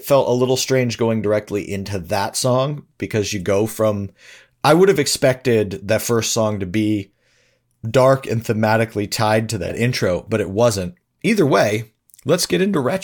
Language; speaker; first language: English; native; English